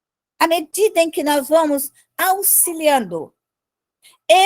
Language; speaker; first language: Portuguese; native; Portuguese